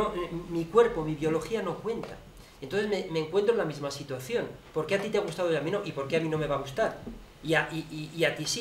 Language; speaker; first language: Spanish; native; Spanish